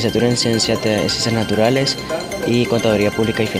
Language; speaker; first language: Spanish; native; Spanish